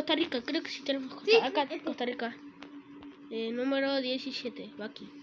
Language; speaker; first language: Spanish; native; Spanish